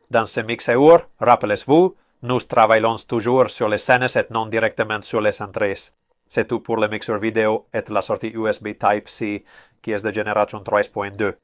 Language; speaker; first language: French; non-native, fluent; Spanish